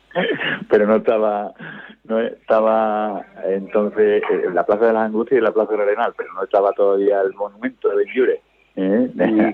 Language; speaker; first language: Spanish; native; Spanish